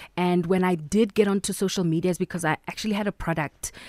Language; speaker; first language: English; non-native, local second language; Southern Sotho